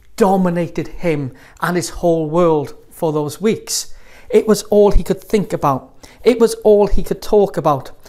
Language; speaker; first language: English; native; English